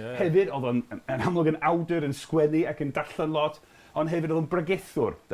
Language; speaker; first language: Welsh; non-native, fluent; English